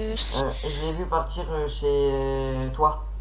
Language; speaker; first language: French; native; French